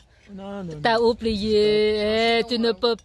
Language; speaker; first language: French; early bilingual, other home language; Vietnamese